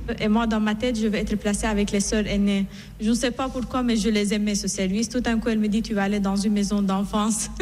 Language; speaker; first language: French; non-native, fluent; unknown